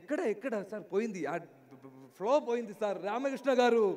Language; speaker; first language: Telugu; non-native, learner; Malayalam